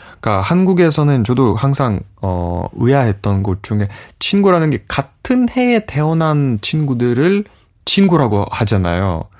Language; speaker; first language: Korean; non-native, fluent; Russian